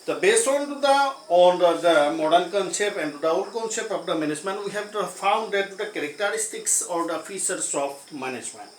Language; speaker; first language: English; non-native, local second language; Assamese